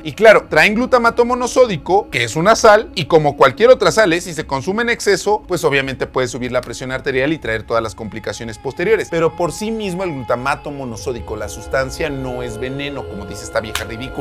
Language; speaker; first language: Spanish; native; Spanish